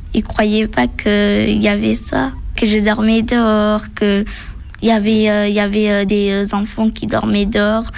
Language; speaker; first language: French; early bilingual, other home language; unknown